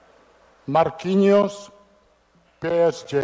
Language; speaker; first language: Portuguese; non-native, fluent; Italian